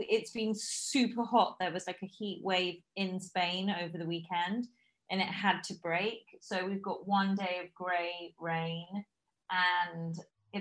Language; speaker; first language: English; native; English